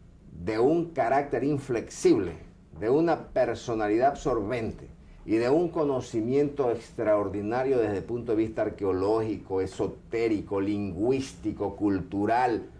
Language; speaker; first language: Spanish; native; Spanish